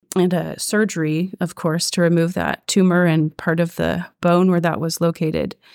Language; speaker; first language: English; native; English